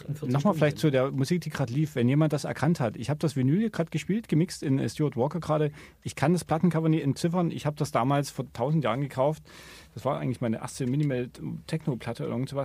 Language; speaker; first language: German; native; German